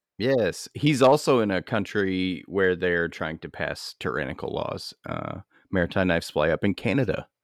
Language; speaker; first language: English; native; English